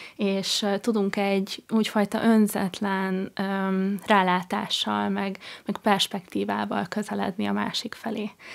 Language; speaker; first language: Hungarian; non-native, fluent; English